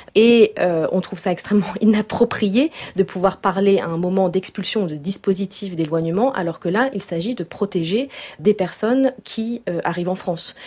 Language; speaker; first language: French; native; French